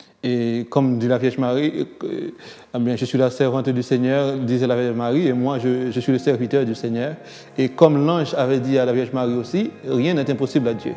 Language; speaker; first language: French; non-native, local second language; Haitian Creole